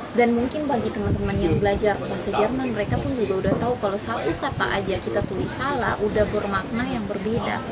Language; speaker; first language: Indonesian; native; Indonesian